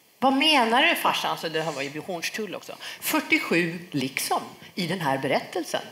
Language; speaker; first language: Swedish; native; Swedish